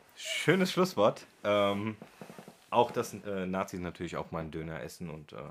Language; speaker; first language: German; early bilingual, other home language; Turkish